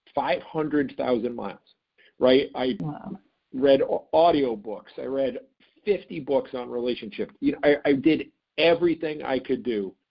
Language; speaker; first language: English; native; English